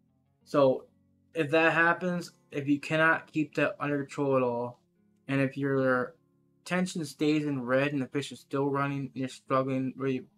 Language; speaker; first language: English; native; English